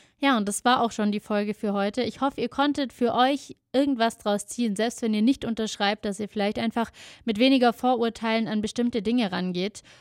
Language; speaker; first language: German; native; German